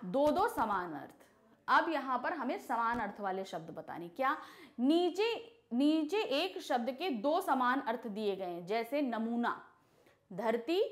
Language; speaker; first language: Hindi; native; Hindi